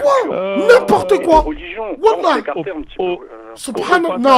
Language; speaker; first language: French; early bilingual, other home language; Arabic